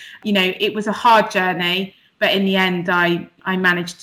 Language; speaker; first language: English; native; English